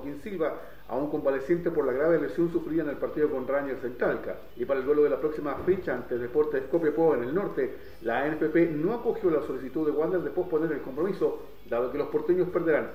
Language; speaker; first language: Spanish; native; Spanish